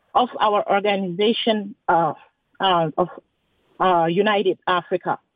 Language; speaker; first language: English; non-native, fluent; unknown